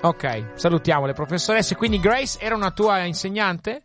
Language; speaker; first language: Italian; native; Italian